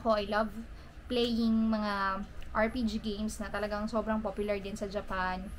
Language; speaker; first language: Filipino; native; Filipino